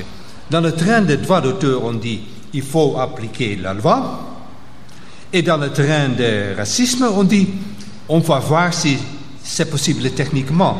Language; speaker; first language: French; non-native, local second language; Dutch